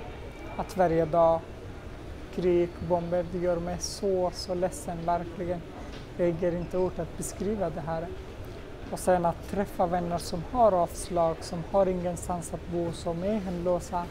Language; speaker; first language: Swedish; non-native, fluent; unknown